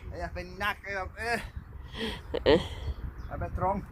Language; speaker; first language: Thai; non-native, learner; German